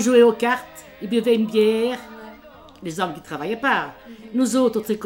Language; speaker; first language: French; early bilingual, other home language; Italian